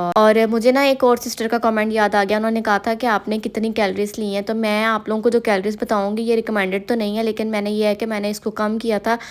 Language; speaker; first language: Urdu; non-native, local second language; Punjabi